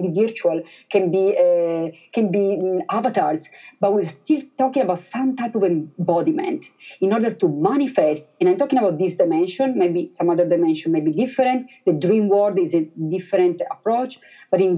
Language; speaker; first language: English; non-native, fluent; Italian